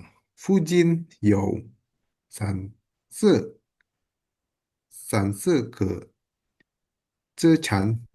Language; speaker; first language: Chinese; non-native, learner; Indonesian